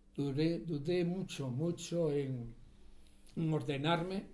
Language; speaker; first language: Spanish; native; Spanish